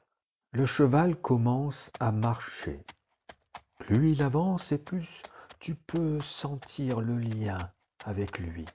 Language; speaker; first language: French; native; French